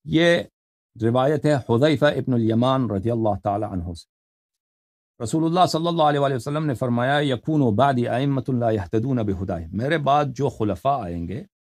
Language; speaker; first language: Urdu; non-native, fluent; Persian